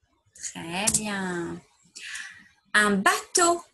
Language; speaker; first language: French; non-native, fluent; English